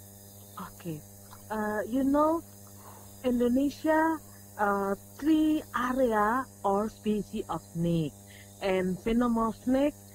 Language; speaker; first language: English; non-native, learner; Indonesian